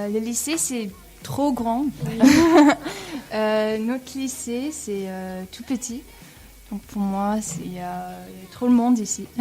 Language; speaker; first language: French; non-native, fluent; English